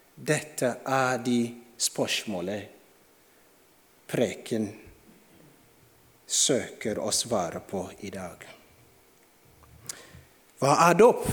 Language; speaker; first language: Norwegian; non-native, fluent; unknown